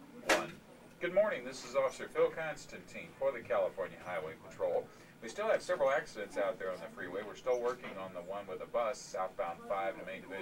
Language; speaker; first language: English; native; English